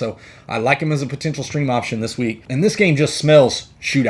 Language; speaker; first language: English; native; English